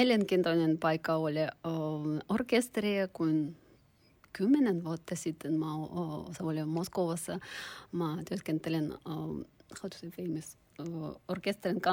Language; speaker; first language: Finnish; non-native, learner; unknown